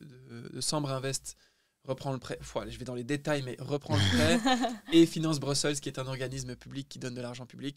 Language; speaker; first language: French; native; French